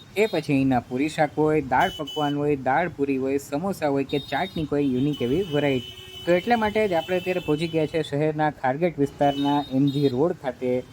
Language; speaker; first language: Gujarati; native; Gujarati